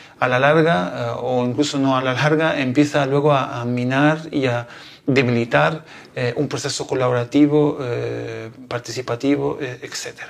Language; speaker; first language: Spanish; non-native, fluent; Italian